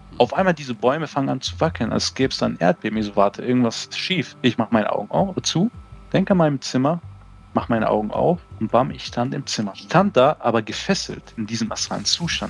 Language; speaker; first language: German; early bilingual, other home language; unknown